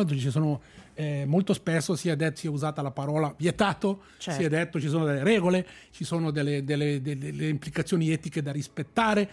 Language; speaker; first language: Italian; native; Italian